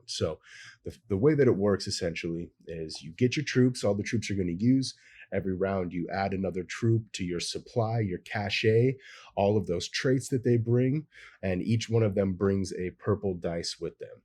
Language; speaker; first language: English; native; English